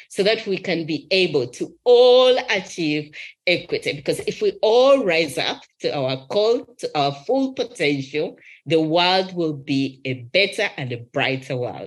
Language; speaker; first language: English; non-native, local second language; Ganda